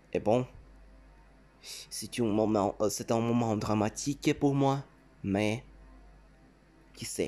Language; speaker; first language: French; non-native, learner; Russian